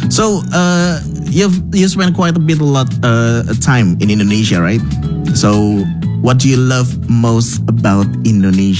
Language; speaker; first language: English; non-native, learner; Indonesian